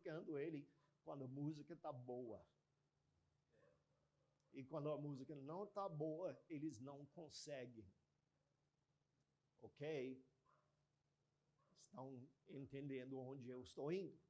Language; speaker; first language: Portuguese; non-native, fluent; English